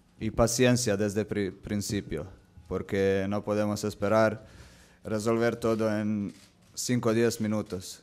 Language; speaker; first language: Spanish; non-native, learner; Croatian